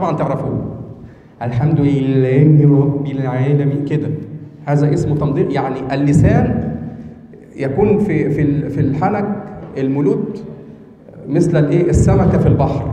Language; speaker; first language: Arabic; native; Arabic